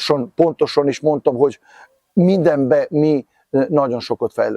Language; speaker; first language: Hungarian; non-native, fluent; Serbian